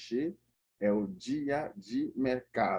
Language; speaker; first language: Portuguese; non-native, learner; Haitian Creole